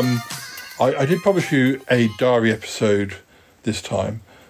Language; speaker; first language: English; native; English